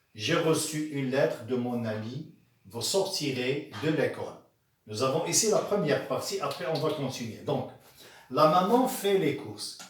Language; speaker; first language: French; non-native, local second language; Arabic